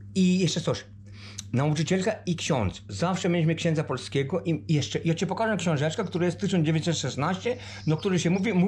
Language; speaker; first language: Polish; early bilingual, heritage; Romanian